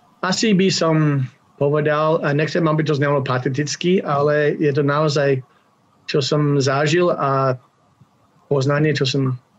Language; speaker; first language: Slovak; non-native, fluent; English